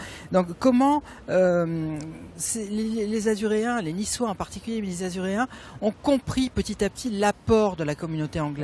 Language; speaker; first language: French; native; French